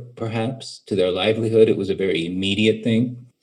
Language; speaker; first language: English; native; English